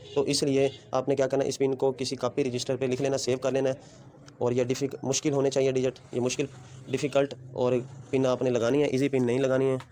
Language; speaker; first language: Urdu; non-native, local second language; Punjabi